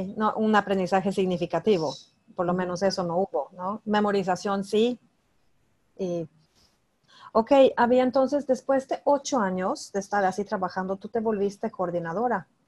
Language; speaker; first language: Spanish; non-native, fluent; Swedish